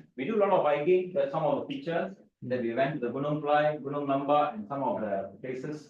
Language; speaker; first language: English; non-native, local second language; Tamil